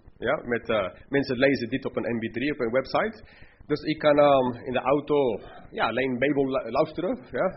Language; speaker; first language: Dutch; non-native, fluent; English